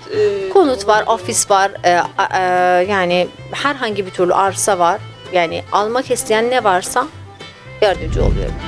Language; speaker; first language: Turkish; non-native, fluent; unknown